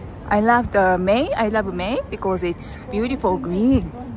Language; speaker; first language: English; non-native, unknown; Japanese